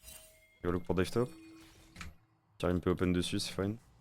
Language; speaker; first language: French; native; French